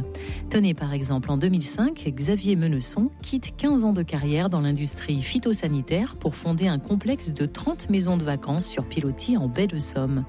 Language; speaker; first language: French; native; French